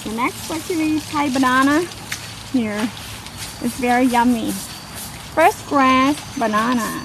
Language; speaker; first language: English; non-native, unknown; Thai